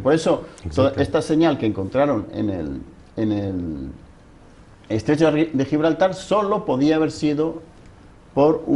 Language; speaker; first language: Spanish; native; Spanish